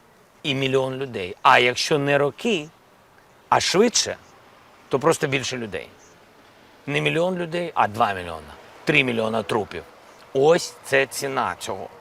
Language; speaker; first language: Ukrainian; non-native, local second language; Russian